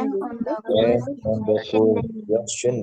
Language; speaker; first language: Turkish; non-native, learner; Indonesian